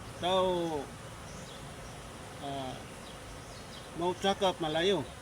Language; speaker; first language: Indonesian; non-native, learner; Cebuano